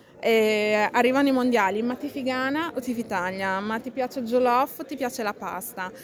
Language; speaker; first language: Italian; early bilingual, other home language; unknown